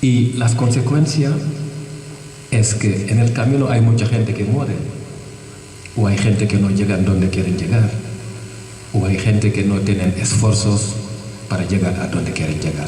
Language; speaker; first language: Spanish; non-native, fluent; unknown